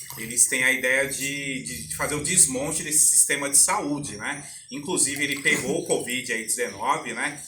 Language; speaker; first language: Portuguese; native; Portuguese